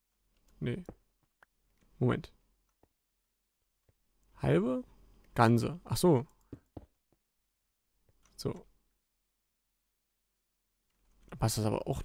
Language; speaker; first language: German; native; German